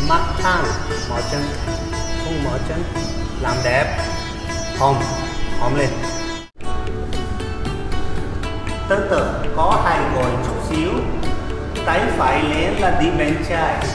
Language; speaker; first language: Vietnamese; non-native, learner; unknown